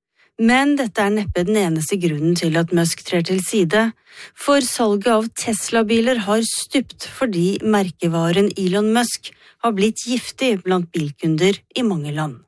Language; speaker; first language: Norwegian; native; Norwegian